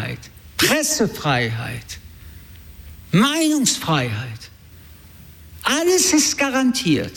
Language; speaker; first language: German; early bilingual, other home language; French